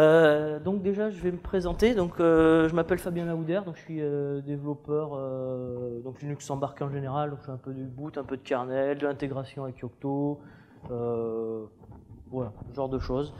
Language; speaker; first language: French; native; French